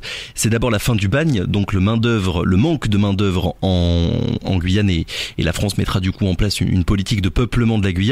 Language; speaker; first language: French; native; French